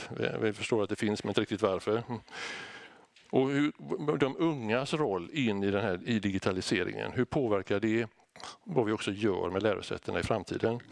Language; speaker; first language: Swedish; native; Swedish